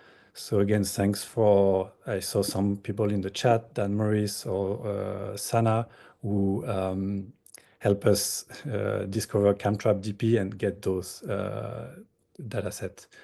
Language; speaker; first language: English; non-native, fluent; French